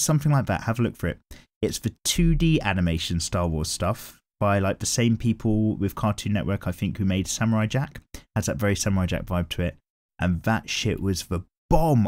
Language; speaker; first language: English; native; English